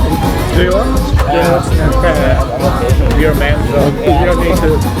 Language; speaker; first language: English; non-native, learner; Korean